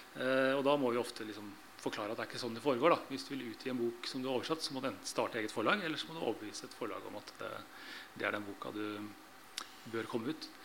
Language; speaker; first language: Norwegian; native; Norwegian